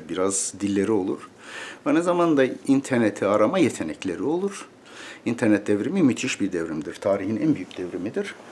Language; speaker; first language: Turkish; native; Turkish